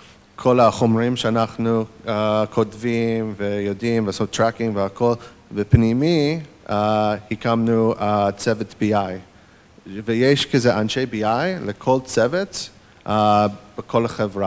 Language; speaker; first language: Hebrew; non-native, fluent; English